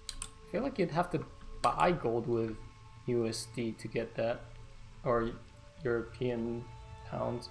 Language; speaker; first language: English; native; English